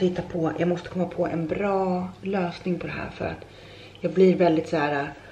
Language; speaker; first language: Swedish; native; Swedish